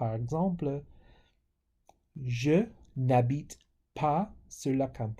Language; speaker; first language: French; non-native, fluent; English